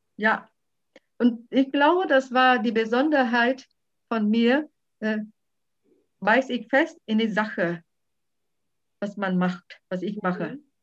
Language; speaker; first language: German; non-native, fluent; Vietnamese